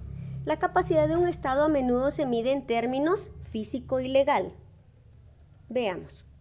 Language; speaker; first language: Spanish; native; Spanish